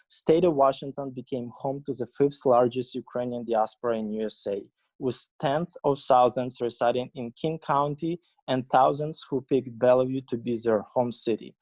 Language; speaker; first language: English; non-native, fluent; Ukrainian